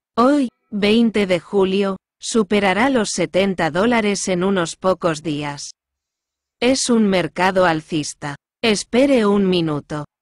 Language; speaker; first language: Spanish; non-native, fluent; Korean